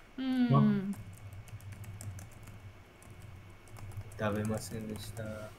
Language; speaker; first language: Japanese; non-native, learner; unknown